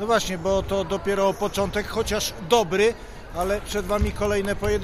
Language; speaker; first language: Polish; native; Polish